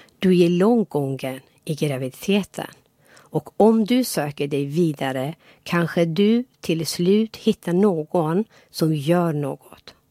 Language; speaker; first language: Swedish; non-native, fluent; Persian